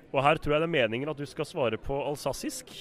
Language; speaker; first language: Norwegian; native; Norwegian